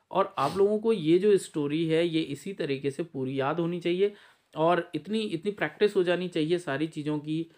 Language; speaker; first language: Hindi; native; Hindi